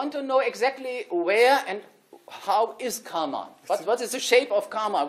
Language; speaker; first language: English; non-native, fluent; German